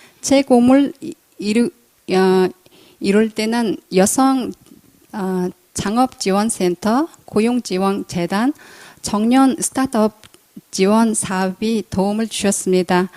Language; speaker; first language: Korean; non-native, fluent; Mongolian